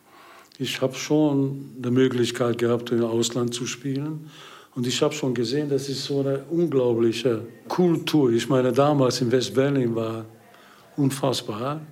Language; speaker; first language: German; non-native, learner; Hungarian